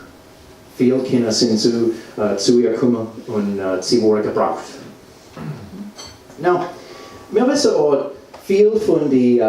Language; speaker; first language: German; non-native, learner; English